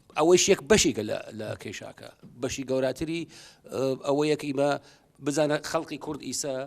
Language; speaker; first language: Central Kurdish; non-native, local second language; Southern Kurdish